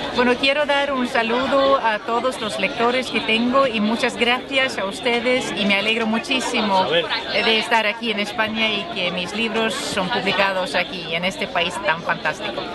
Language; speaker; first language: Spanish; non-native, fluent; Swedish